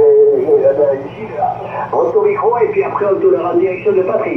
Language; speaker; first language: French; native; French